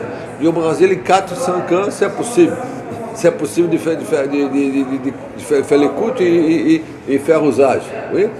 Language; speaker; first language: French; non-native, fluent; Portuguese